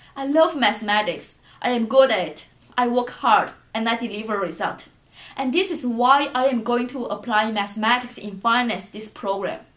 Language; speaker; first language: English; non-native, fluent; Chinese